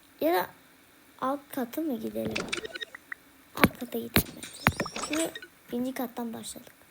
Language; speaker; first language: Turkish; early bilingual, heritage; Turkish